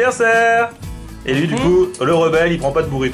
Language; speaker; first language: French; native; French